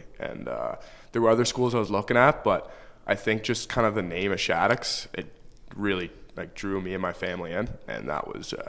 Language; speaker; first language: English; native; English